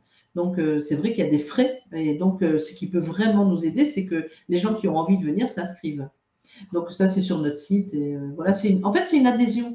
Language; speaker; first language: French; native; French